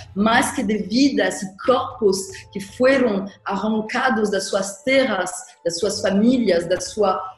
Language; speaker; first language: Portuguese; non-native, fluent; French